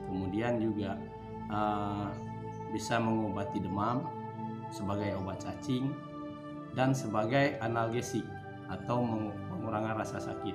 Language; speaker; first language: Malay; non-native, local second language; Achinese